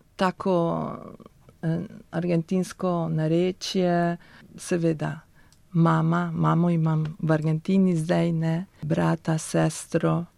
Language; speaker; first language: Slovenian; early bilingual, heritage; Spanish